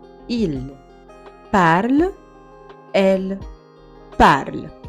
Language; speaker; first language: French; non-native, fluent; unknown